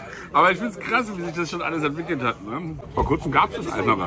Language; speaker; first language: German; native; German